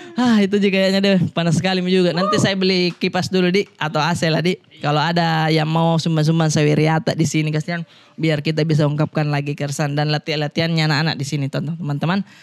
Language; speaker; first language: Indonesian; native; Indonesian